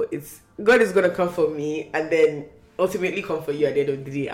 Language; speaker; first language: English; non-native, local second language; Hausa